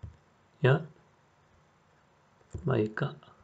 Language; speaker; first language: Japanese; non-native, learner; English